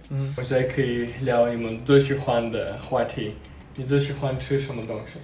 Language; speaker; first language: Chinese; non-native, fluent; Russian